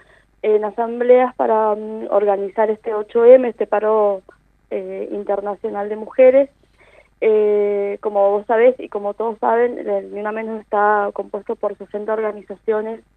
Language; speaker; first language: Spanish; native; Spanish